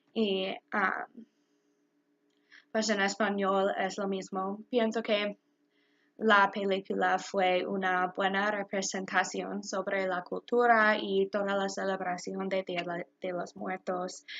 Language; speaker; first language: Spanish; non-native, learner; English